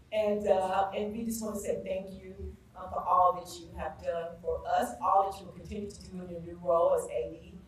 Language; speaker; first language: English; native; English